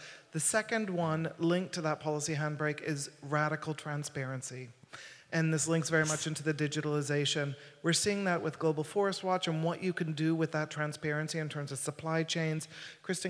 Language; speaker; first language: English; native; English